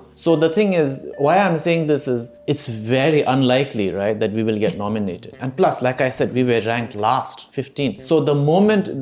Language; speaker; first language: English; non-native, fluent; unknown